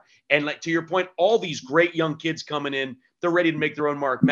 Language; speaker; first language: English; native; English